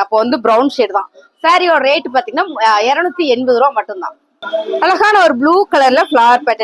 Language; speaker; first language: Tamil; native; Tamil